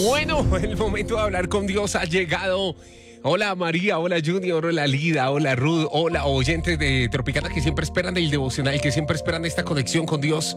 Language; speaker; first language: Spanish; native; Spanish